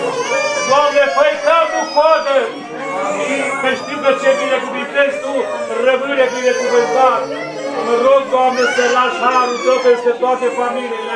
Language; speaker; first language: Romanian; native; Romanian